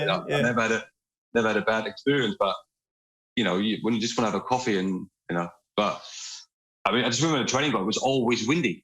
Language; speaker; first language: English; non-native, fluent; German